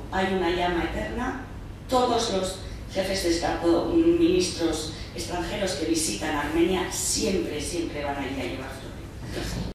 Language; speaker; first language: Spanish; early bilingual, heritage; Spanish